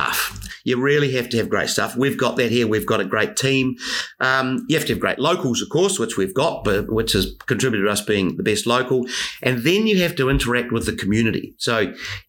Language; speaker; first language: English; native; English